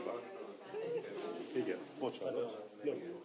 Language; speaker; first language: Hungarian; non-native, learner; Turkish